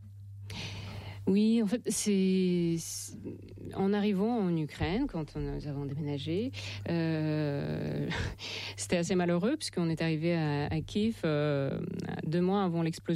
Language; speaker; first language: French; non-native, fluent; Russian